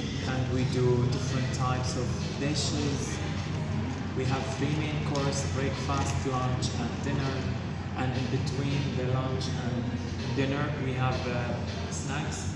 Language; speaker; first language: English; non-native, learner; Arabic